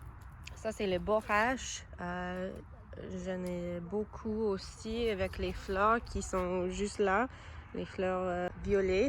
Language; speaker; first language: French; non-native, learner; English